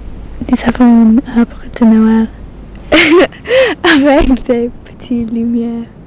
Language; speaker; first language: French; non-native, learner; English